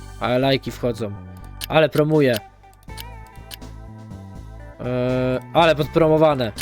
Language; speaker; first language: Polish; native; Polish